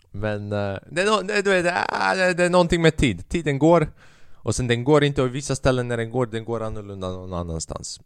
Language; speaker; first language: Swedish; early bilingual, other home language; Albanian